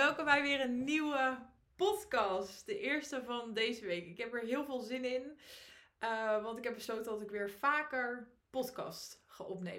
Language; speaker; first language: Dutch; native; Dutch